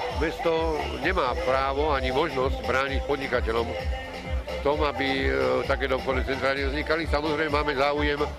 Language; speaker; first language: Slovak; native; Slovak